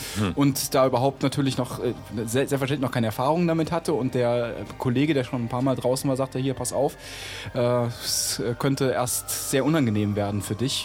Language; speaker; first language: German; native; German